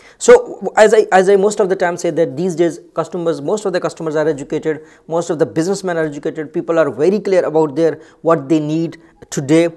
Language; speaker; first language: English; non-native, local second language; Urdu